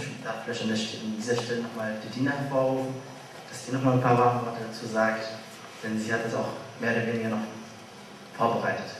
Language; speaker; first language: German; native; German